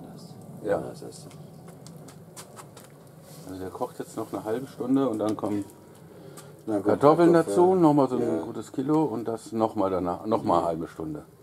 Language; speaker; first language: German; native; German